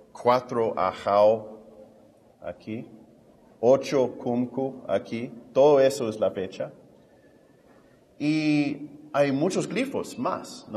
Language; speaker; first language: Spanish; non-native, fluent; English